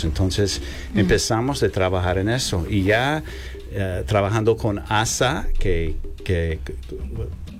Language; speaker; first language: Spanish; non-native, fluent; English